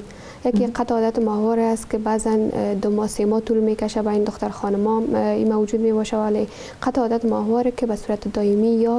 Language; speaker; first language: Persian; native; Persian